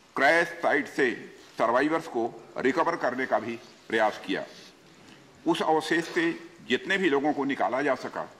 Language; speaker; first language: Hindi; native; Hindi